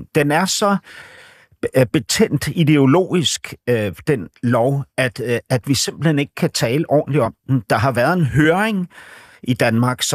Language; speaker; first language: Danish; native; Danish